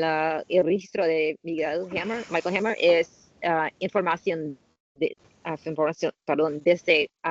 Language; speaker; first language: Spanish; non-native, learner; English